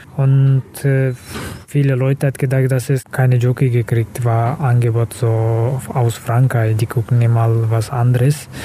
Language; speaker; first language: German; non-native, learner; Kazakh